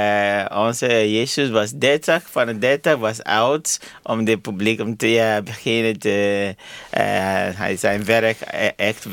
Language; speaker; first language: Dutch; non-native, learner; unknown